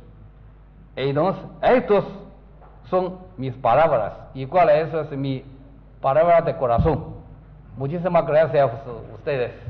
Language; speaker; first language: Spanish; non-native, learner; Chinese